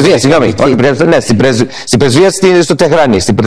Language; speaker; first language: Greek; early bilingual, heritage; Greek